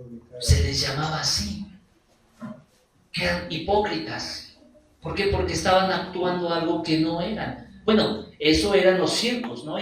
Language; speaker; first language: Spanish; native; Spanish